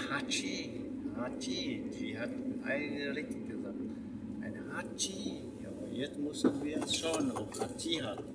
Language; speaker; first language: German; non-native, learner; Vietnamese